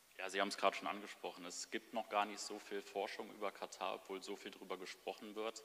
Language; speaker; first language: German; native; German